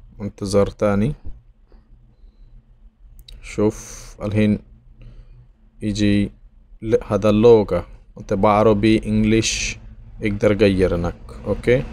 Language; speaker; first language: Arabic; non-native, learner; Bangla